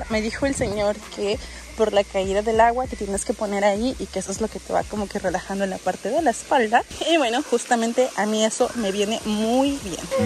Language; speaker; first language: Spanish; native; Spanish